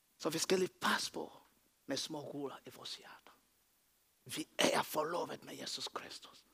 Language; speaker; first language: Danish; non-native, fluent; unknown